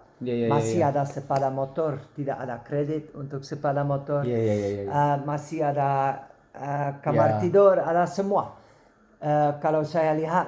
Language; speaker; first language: Indonesian; non-native, learner; Dutch